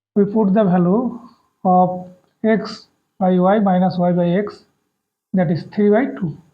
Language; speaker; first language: English; non-native, local second language; Bangla